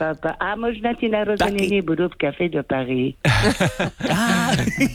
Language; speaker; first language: Czech; non-native, fluent; French